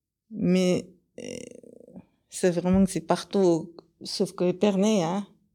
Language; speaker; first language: French; non-native, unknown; Kyrgyz